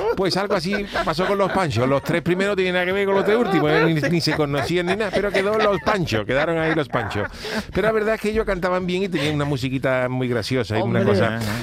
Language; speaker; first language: Spanish; native; Spanish